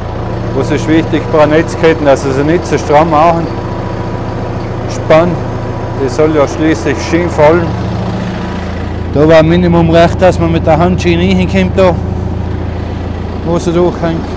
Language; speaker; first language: German; native; German